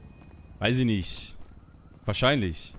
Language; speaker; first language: German; native; German